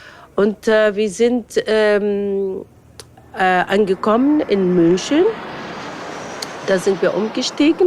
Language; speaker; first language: German; non-native, fluent; Arabic